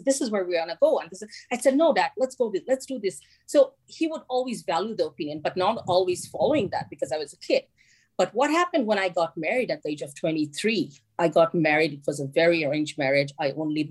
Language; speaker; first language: English; non-native, local second language; Bangla